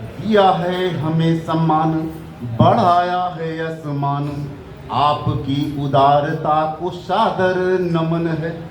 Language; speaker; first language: Hindi; native; Hindi